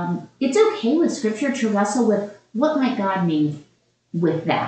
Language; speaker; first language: English; native; English